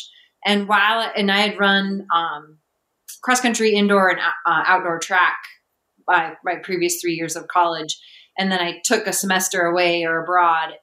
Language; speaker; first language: English; native; English